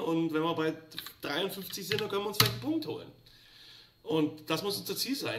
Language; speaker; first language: German; native; German